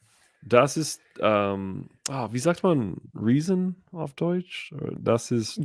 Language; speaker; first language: German; non-native, learner; English